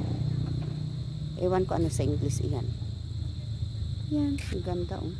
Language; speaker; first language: Filipino; non-native, local second language; Hiligaynon